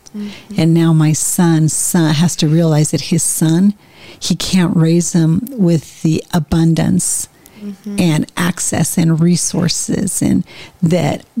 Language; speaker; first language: English; native; English